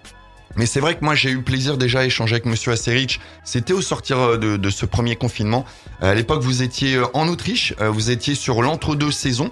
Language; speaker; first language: French; native; French